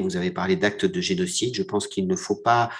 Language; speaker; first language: French; native; French